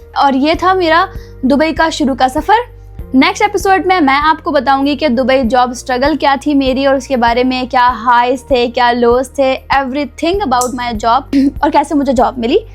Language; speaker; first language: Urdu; native; Urdu